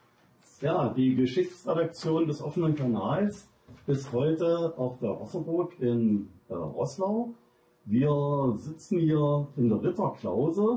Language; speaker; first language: German; native; German